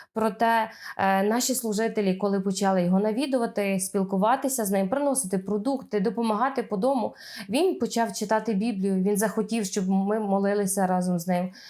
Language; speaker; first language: Ukrainian; native; Ukrainian